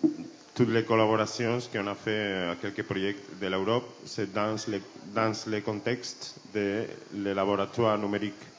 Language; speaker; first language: French; non-native, learner; Spanish